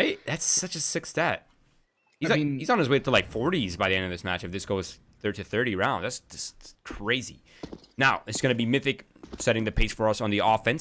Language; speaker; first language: English; native; English